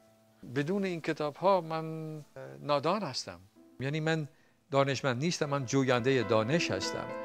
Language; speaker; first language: Persian; non-native, fluent; Dutch